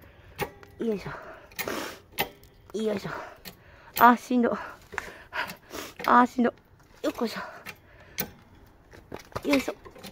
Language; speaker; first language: Japanese; native; Japanese